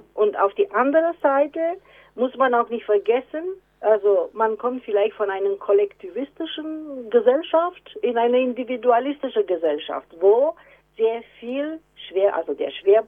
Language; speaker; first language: German; non-native, fluent; Romanian